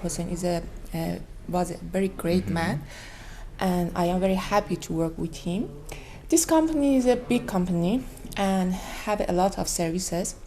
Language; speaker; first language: English; non-native, learner; Persian